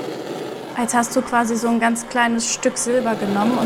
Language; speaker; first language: German; native; German